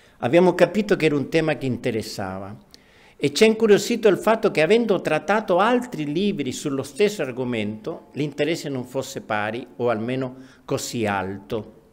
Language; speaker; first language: Italian; non-native, fluent; Spanish